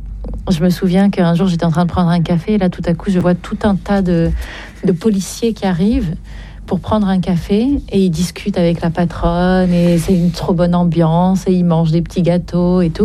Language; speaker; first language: French; native; French